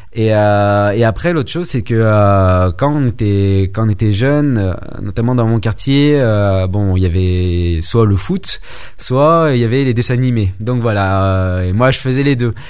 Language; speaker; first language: French; early bilingual, other home language; Vietnamese